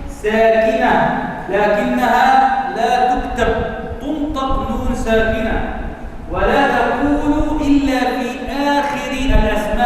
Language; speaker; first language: Arabic; native; Arabic